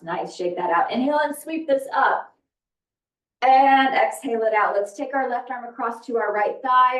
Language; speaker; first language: English; native; English